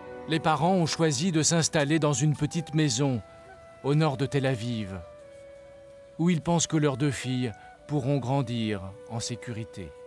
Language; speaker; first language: French; native; French